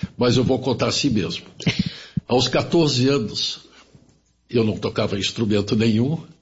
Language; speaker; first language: Portuguese; early bilingual, other home language; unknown